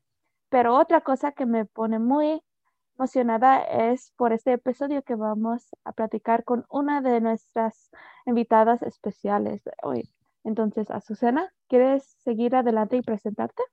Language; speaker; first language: Spanish; early bilingual, heritage; Spanish